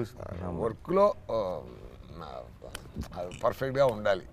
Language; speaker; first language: Telugu; non-native, learner; Tamil